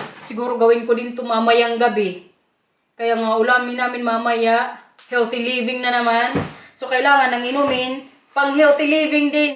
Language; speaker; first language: Filipino; non-native, local second language; Waray